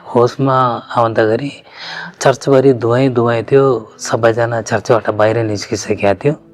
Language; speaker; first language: Nepali; non-native, fluent; Malayalam